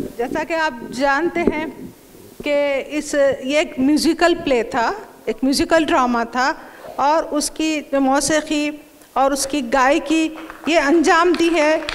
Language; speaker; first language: Urdu; native; Urdu